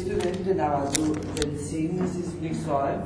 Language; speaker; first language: German; non-native, learner; Spanish